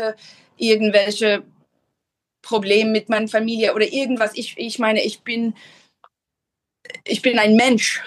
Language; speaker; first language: German; non-native, fluent; English